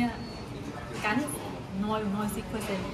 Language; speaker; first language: German; non-native, learner; Thai